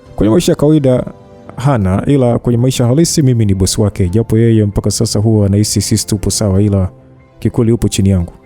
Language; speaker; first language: Swahili; native; Swahili